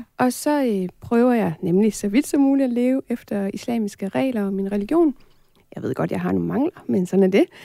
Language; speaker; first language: Danish; early bilingual, other home language; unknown